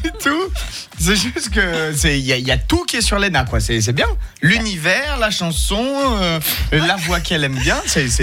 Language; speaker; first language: French; native; French